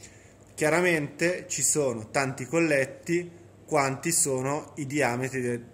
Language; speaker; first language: Italian; native; Italian